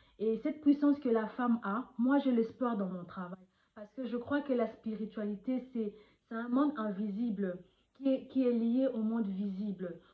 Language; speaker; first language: French; non-native, local second language; Lingala